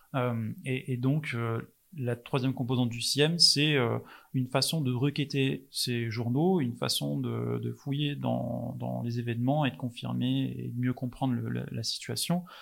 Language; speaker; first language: French; non-native, fluent; English